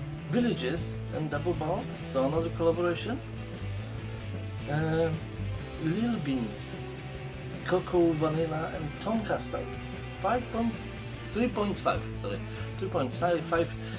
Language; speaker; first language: English; non-native, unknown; Polish